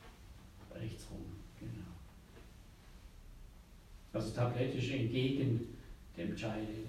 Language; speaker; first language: German; native; German